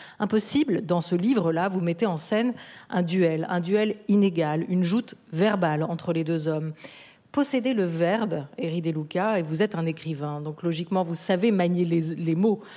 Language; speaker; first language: French; native; French